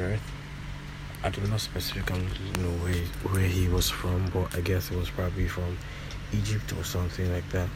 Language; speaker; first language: English; non-native, local second language; Yoruba